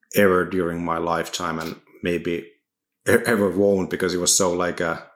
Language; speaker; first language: English; non-native, fluent; Finnish